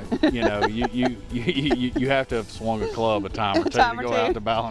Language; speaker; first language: English; native; English